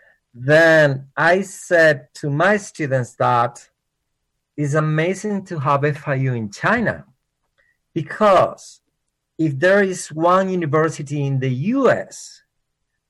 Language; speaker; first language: English; non-native, fluent; Spanish